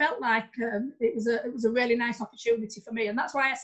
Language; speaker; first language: English; native; English